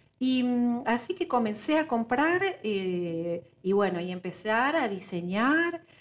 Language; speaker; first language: Spanish; native; Spanish